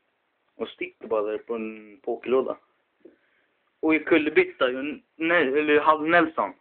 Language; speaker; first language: Swedish; native; Swedish